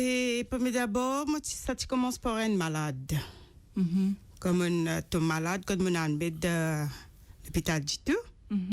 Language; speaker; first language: French; non-native, local second language; Morisyen